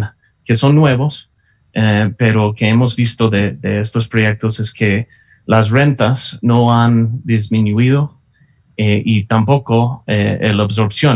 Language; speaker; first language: Spanish; non-native, fluent; English